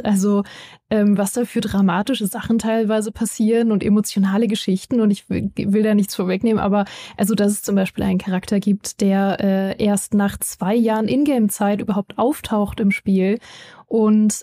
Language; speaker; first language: German; native; German